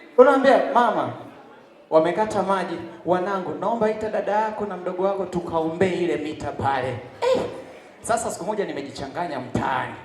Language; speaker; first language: Swahili; native; Swahili